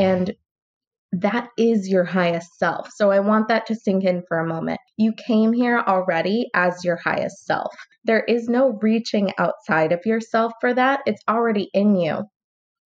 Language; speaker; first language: English; native; English